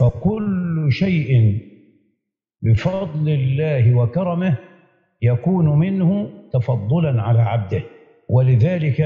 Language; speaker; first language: Arabic; native; Arabic